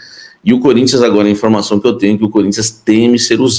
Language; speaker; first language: Portuguese; native; Portuguese